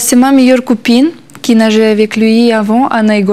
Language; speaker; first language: French; non-native, learner; Russian